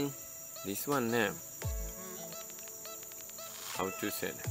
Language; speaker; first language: English; non-native, learner; Japanese